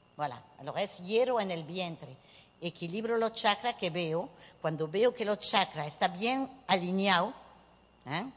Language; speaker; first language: Spanish; early bilingual, heritage; Spanish